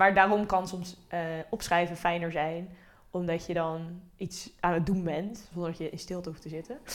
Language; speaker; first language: Dutch; native; Dutch